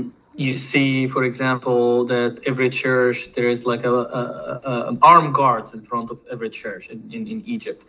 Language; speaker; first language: English; non-native, fluent; Arabic